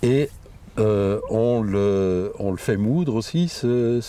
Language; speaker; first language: French; native; French